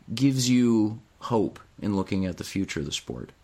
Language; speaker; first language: English; native; English